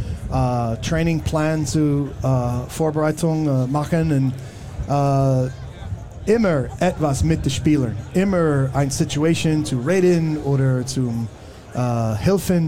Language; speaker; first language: German; non-native, learner; English